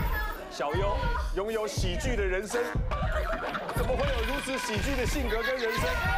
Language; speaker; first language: Chinese; native; Chinese